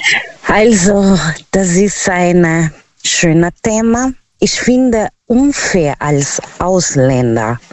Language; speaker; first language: German; non-native, fluent; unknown